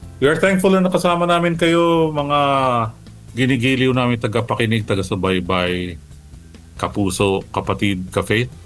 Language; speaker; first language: Filipino; non-native, local second language; Bikol